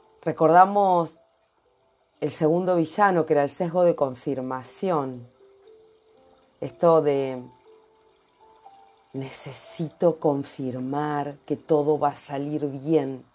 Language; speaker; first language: Spanish; native; Spanish